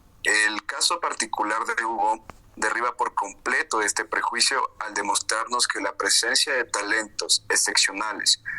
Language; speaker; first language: Spanish; native; Spanish